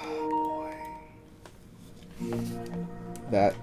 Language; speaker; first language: English; native; English